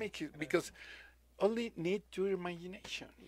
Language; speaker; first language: English; non-native, learner; Spanish